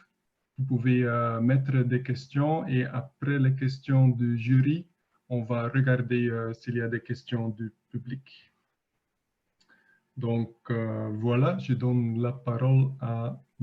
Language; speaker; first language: French; non-native, fluent; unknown